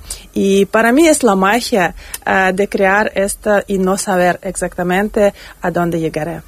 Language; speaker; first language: Spanish; non-native, learner; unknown